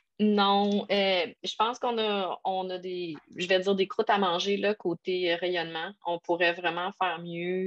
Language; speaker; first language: French; native; French